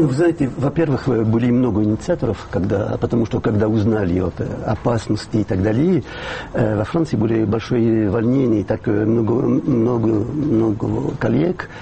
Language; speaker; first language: Russian; non-native, fluent; French